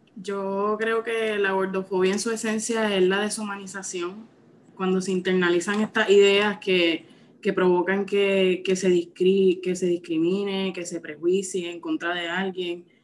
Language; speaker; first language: Spanish; native; Spanish